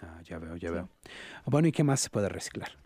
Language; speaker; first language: Spanish; native; Spanish